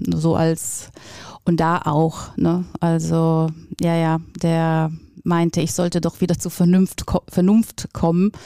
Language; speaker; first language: German; non-native, fluent; Italian